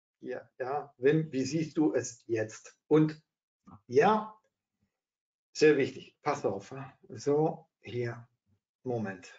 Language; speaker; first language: German; non-native, fluent; Dutch